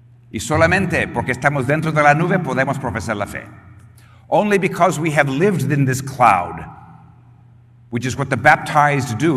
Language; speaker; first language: English; early bilingual, other home language; Spanish